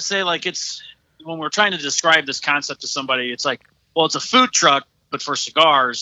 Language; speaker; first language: English; native; English